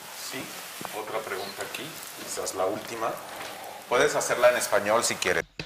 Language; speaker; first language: Spanish; native; Spanish